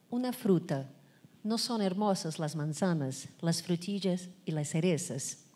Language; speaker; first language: Spanish; non-native, learner; Portuguese